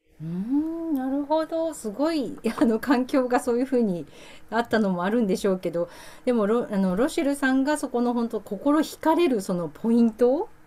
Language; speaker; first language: Japanese; native; Japanese